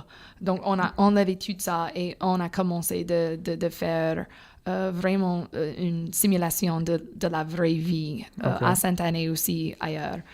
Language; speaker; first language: French; non-native, fluent; English